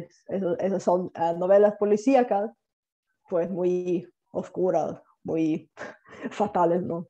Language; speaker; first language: Spanish; non-native, fluent; Bulgarian